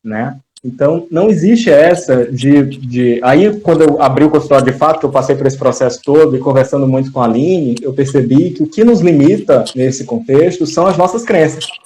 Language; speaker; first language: Portuguese; native; Portuguese